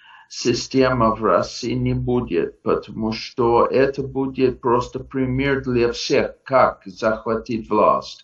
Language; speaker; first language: Russian; non-native, fluent; English